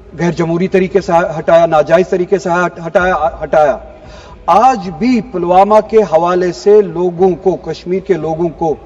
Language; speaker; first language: Urdu; non-native, local second language; Kashmiri